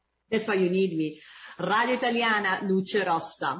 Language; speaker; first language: English; non-native, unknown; Italian